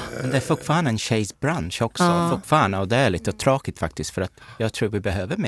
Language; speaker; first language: Swedish; non-native, learner; English